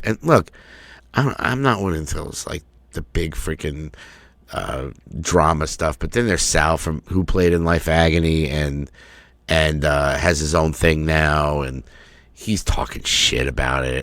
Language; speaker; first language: English; native; English